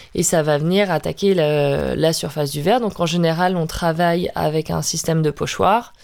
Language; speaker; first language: French; native; French